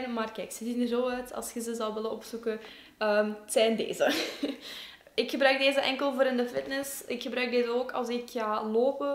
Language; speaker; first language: Dutch; native; Dutch